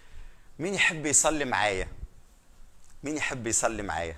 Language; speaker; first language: Arabic; native; Arabic